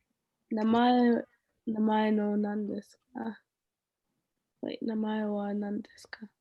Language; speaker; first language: Japanese; non-native, learner; English